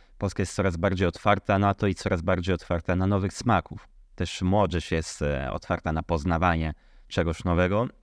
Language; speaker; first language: Polish; early bilingual, heritage; Polish